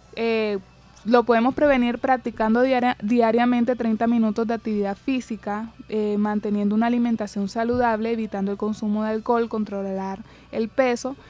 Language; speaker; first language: Spanish; native; Spanish